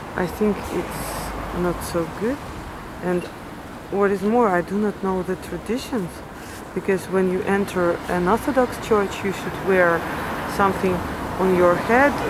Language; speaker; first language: English; non-native, fluent; Russian